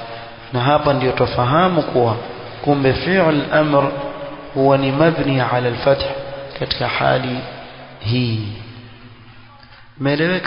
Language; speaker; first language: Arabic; non-native, fluent; Swahili